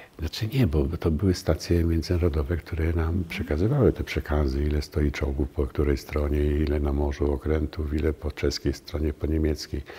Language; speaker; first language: Polish; native; Polish